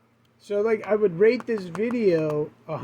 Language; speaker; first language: English; native; English